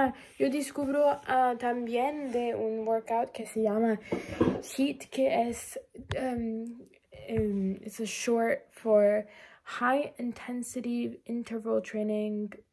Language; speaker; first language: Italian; non-native, learner; English